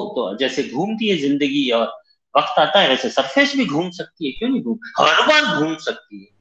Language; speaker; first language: Hindi; native; Hindi